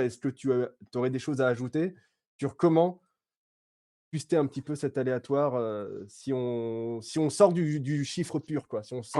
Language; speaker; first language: French; native; French